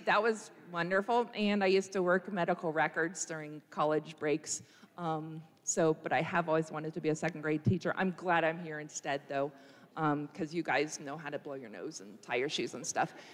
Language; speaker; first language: English; native; English